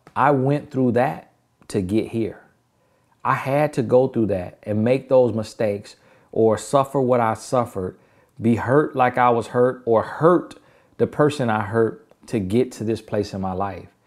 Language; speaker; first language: English; native; English